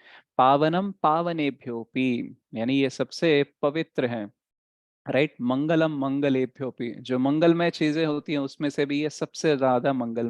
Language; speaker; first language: Hindi; native; Hindi